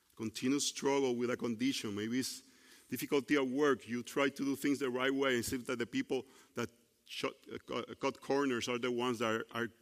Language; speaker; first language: English; non-native, fluent; Spanish